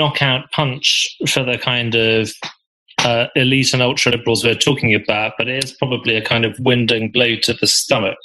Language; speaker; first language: English; native; English